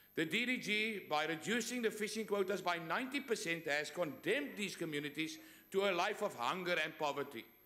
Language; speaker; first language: English; non-native, local second language; Afrikaans